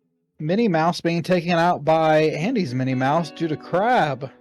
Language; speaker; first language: English; native; English